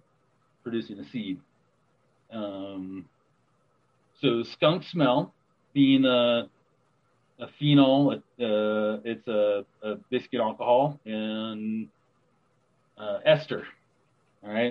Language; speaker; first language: English; native; English